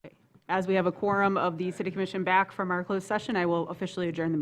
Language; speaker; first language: English; native; English